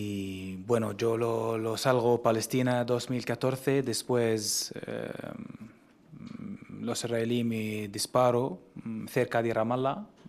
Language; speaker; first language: Spanish; non-native, fluent; Arabic